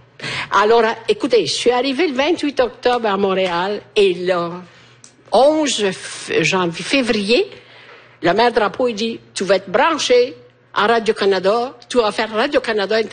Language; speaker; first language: French; non-native, fluent; Italian